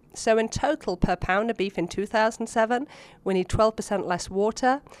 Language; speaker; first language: English; native; English